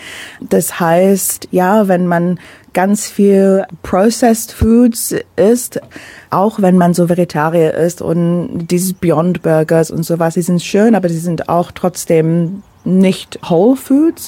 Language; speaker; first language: German; non-native, fluent; English